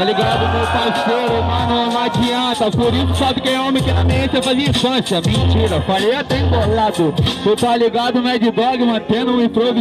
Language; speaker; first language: Portuguese; native; Portuguese